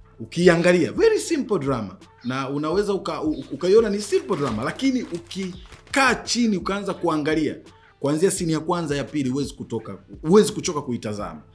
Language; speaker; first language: Swahili; native; Swahili